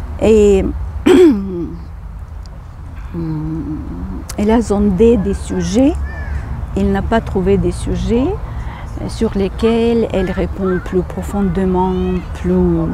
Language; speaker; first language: French; non-native, fluent; Ukrainian